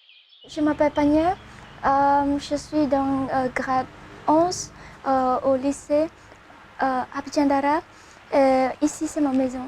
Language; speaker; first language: French; non-native, learner; Khmer